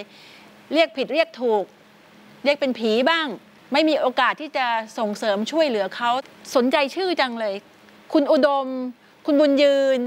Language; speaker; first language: Thai; native; Thai